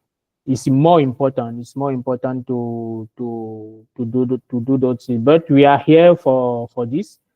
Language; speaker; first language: English; non-native, learner; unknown